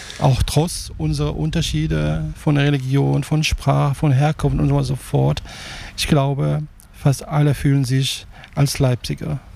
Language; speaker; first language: German; non-native, fluent; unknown